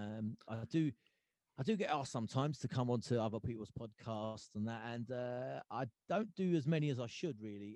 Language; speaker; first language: English; early bilingual, other home language; Punjabi